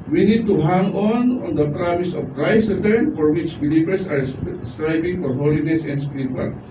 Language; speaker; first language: English; non-native, local second language; Filipino